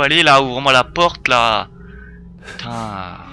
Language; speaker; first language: French; native; French